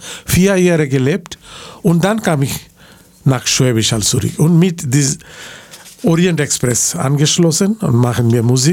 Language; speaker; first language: German; non-native, learner; Bangla